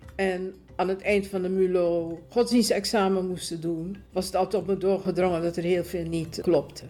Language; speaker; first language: Dutch; native; Dutch